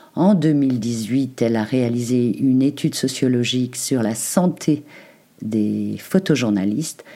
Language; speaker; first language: French; native; French